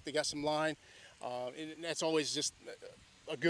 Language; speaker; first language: English; native; English